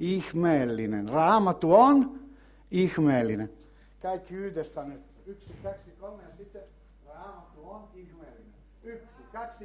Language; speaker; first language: Finnish; non-native, learner; Italian